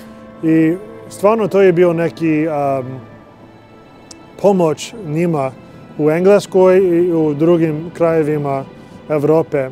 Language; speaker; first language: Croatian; non-native, learner; English